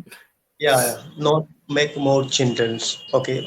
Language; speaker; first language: English; non-native, learner; Hindi